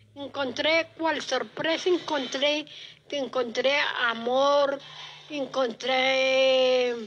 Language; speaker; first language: Spanish; native; Spanish